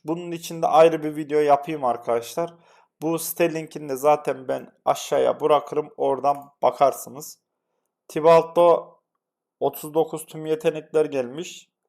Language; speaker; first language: Turkish; native; Turkish